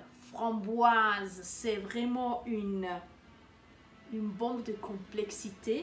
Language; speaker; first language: French; non-native, learner; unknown